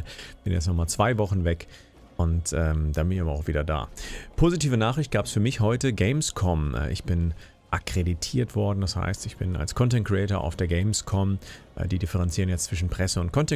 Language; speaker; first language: German; native; German